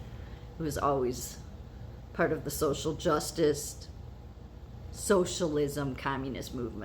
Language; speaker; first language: English; native; English